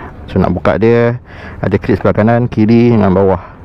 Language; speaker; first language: Malay; native; Malay